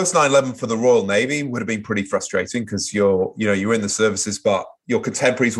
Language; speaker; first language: English; native; English